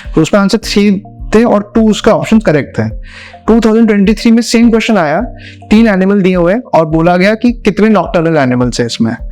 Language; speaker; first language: Hindi; native; Hindi